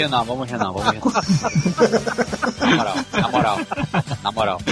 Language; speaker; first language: Portuguese; native; Portuguese